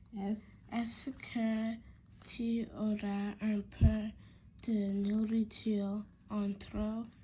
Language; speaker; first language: French; non-native, learner; English